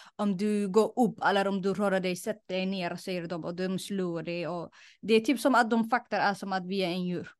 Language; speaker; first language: Swedish; non-native, fluent; Somali